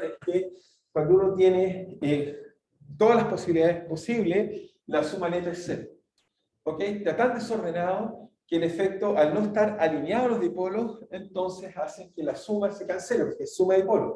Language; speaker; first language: Spanish; native; Spanish